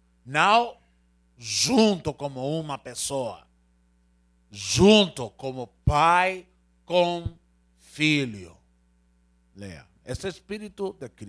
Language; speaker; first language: Portuguese; non-native, learner; Spanish